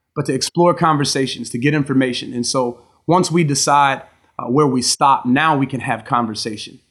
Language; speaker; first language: English; native; English